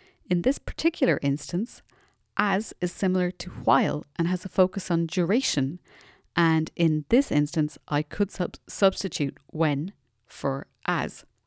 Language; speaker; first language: English; native; English